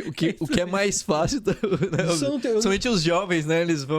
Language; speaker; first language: Portuguese; native; Portuguese